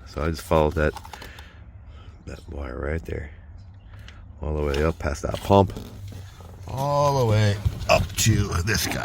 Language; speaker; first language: English; native; English